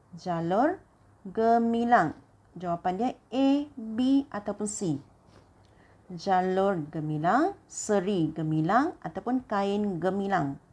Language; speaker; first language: Malay; non-native, local second language; Chinese